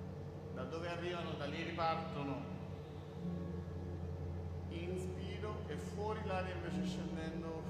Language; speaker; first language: Italian; native; Italian